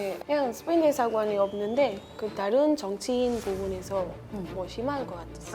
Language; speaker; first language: Korean; non-native, fluent; Spanish